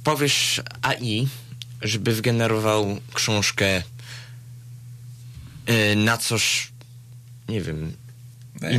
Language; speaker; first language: Polish; early bilingual, heritage; Polish